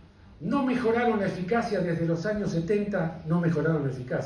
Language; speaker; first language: Spanish; native; Spanish